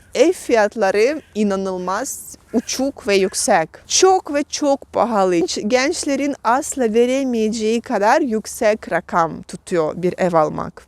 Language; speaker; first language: Turkish; non-native, fluent; Russian